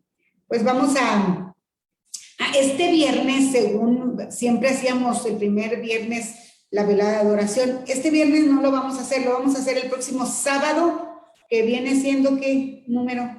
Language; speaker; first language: Spanish; native; Spanish